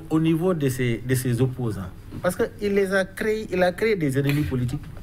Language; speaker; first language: French; non-native, local second language; Wolof